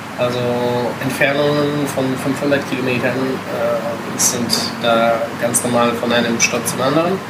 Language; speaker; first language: German; non-native, fluent; Italian